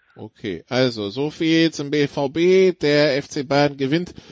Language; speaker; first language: German; non-native, fluent; French